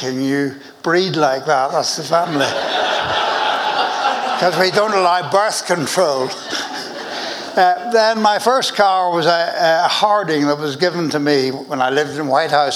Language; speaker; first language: English; native; English